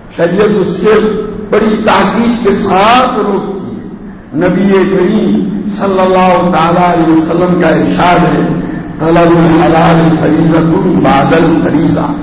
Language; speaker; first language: Urdu; non-native, local second language; Gujarati